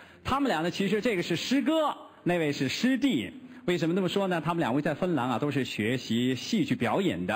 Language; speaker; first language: Chinese; native; Chinese